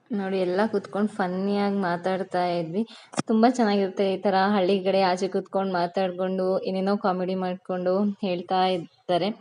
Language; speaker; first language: Kannada; non-native, local second language; Lambadi